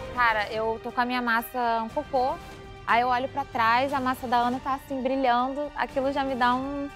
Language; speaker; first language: Portuguese; native; Portuguese